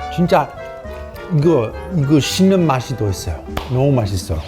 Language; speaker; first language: Korean; non-native, fluent; Italian